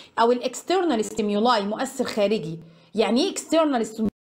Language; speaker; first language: Arabic; native; Arabic